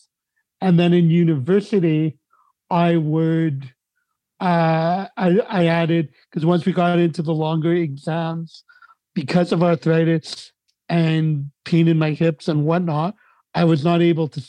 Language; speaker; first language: English; native; English